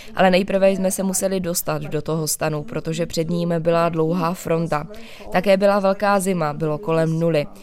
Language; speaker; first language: Czech; non-native, fluent; Ukrainian